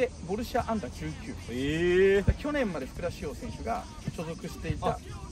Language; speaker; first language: Japanese; native; Japanese